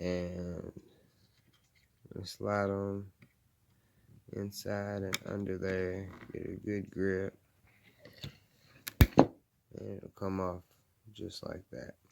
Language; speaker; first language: English; native; English